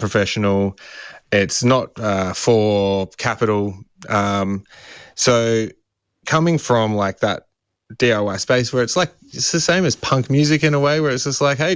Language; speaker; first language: English; native; English